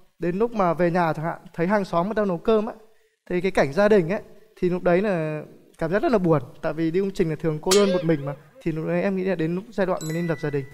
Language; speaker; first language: Vietnamese; native; Vietnamese